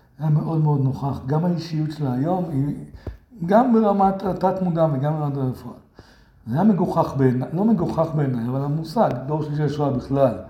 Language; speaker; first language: Hebrew; early bilingual, other home language; English